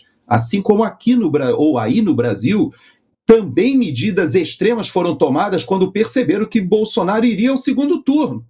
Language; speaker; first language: Portuguese; native; Portuguese